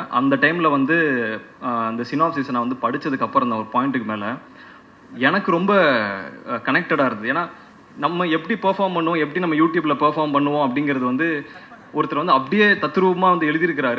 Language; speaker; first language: Tamil; native; Tamil